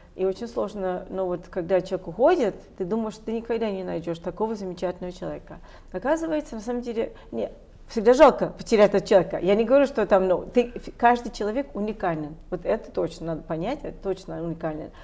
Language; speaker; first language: Russian; non-native, fluent; English